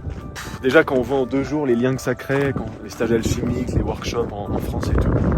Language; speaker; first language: French; native; French